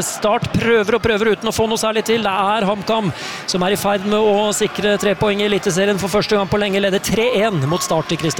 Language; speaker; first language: Norwegian; native; Norwegian